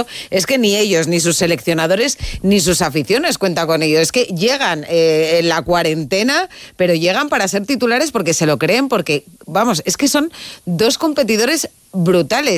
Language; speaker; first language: Spanish; native; Spanish